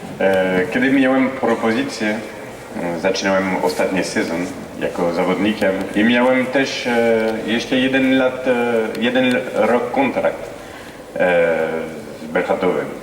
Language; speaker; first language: Polish; non-native, learner; French